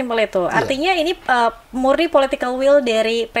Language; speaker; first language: Indonesian; native; Indonesian